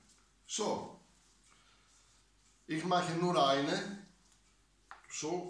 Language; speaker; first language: German; non-native, learner; Greek